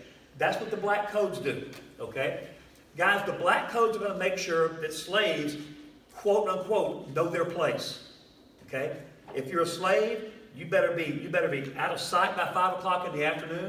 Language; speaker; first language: English; native; English